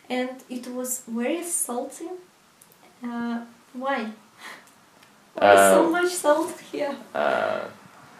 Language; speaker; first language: English; non-native, learner; Russian